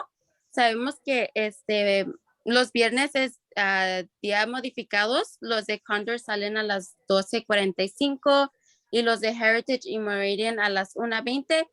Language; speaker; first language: Spanish; early bilingual, other home language; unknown